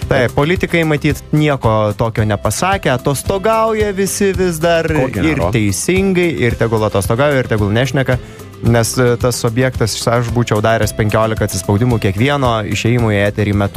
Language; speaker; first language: Lithuanian; native; Lithuanian